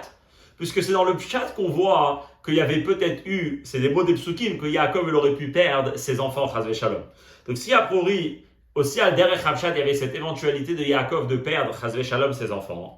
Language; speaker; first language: French; native; French